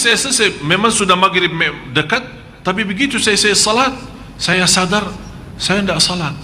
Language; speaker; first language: Indonesian; non-native, fluent; Arabic